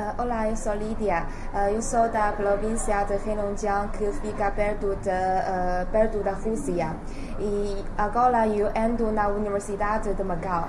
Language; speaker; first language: Portuguese; non-native, learner; Chinese